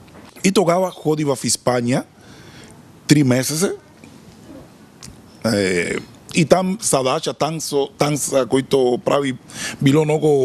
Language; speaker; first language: Bulgarian; non-native, learner; Spanish